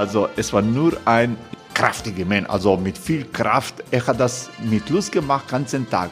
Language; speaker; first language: German; non-native, fluent; Croatian